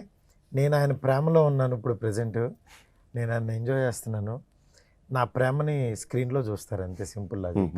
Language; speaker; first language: Telugu; native; Telugu